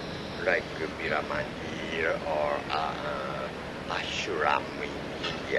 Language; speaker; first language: English; non-native, learner; Japanese